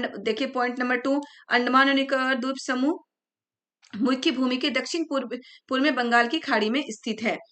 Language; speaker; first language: Hindi; native; Hindi